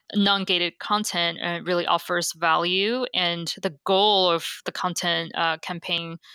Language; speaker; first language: English; non-native, fluent; Chinese